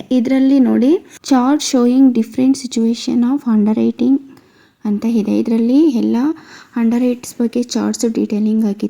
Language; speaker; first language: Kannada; native; Kannada